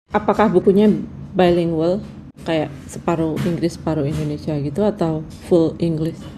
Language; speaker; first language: Indonesian; native; Indonesian